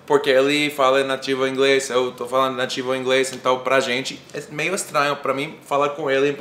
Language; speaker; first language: Portuguese; non-native, fluent; English